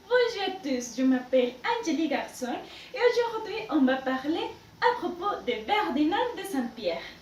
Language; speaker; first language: French; non-native, learner; Spanish